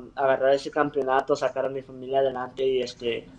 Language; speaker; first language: Spanish; early bilingual, heritage; Spanish